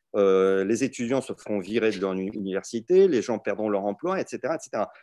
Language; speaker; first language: French; early bilingual, other home language; Russian